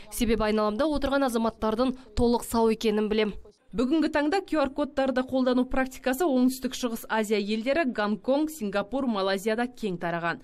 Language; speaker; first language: Kazakh; native; Kazakh